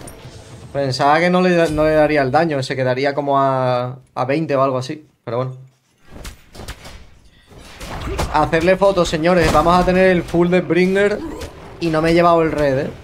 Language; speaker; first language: Spanish; native; Spanish